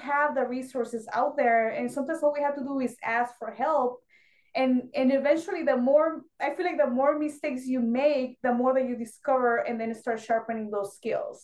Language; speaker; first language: English; non-native, fluent; Spanish